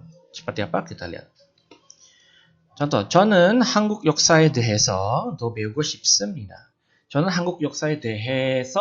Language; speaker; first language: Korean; non-native, fluent; Indonesian